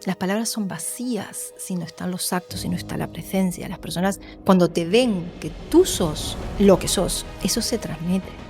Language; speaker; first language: Spanish; native; Spanish